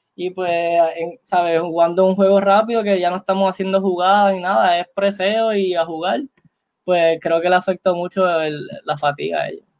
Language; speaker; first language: Spanish; native; Spanish